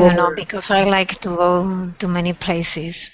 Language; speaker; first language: English; non-native, learner; Spanish